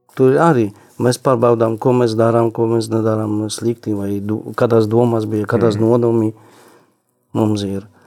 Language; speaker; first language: Latvian; non-native, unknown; Polish